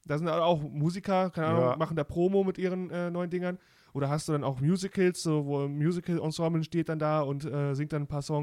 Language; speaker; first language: German; native; German